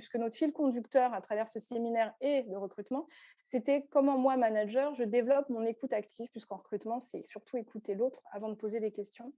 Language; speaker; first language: French; native; French